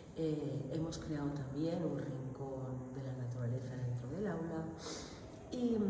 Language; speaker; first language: Spanish; native; Spanish